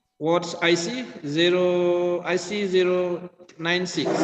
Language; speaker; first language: English; non-native, learner; Indonesian